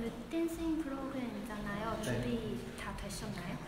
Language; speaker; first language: Korean; non-native, learner; Chinese